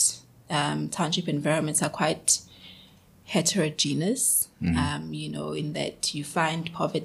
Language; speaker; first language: English; non-native, local second language; Zulu